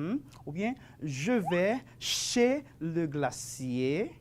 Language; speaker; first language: French; non-native, fluent; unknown